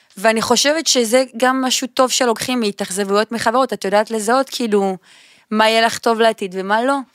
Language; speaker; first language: Hebrew; native; Hebrew